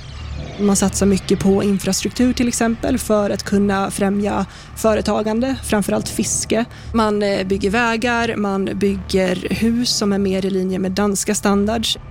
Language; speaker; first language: Swedish; native; Swedish